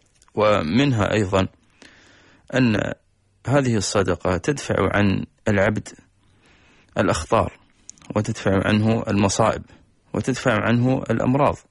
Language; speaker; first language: Arabic; native; Arabic